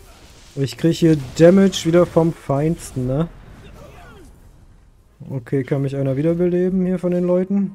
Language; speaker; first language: German; native; German